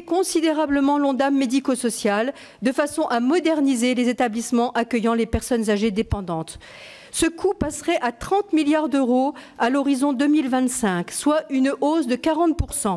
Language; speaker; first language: French; native; French